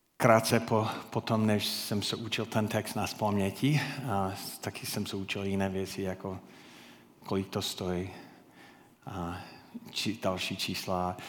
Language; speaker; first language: Czech; non-native, fluent; English